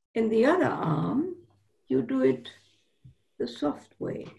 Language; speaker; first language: English; non-native, fluent; German